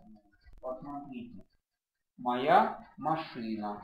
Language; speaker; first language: Russian; native; Russian